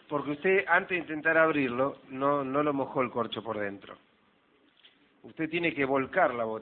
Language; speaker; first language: Spanish; native; Spanish